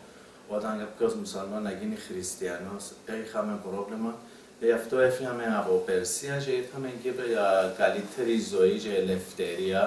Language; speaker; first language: Greek; non-native, learner; Persian